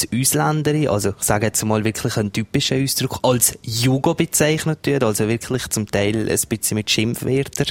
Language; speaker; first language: German; native; German